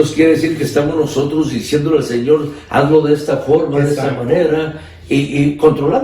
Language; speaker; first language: Spanish; native; Spanish